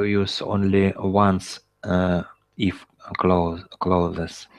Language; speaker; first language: English; non-native, learner; Russian